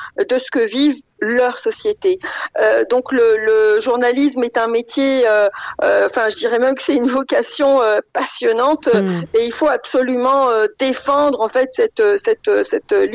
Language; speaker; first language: French; non-native, local second language; Arabic